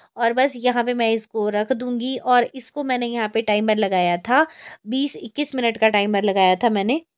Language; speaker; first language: Hindi; native; Hindi